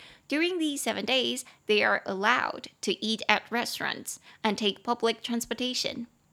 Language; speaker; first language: English; non-native, fluent; Chinese